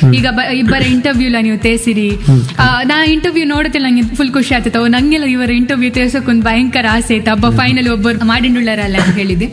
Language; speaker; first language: Kannada; non-native, local second language; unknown